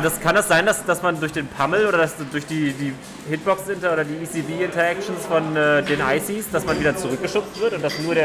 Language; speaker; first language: German; native; German